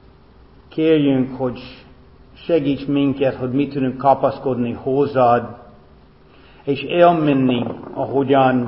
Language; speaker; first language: Hungarian; non-native, fluent; English